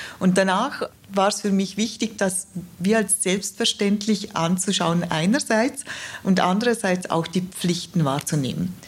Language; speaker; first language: German; native; German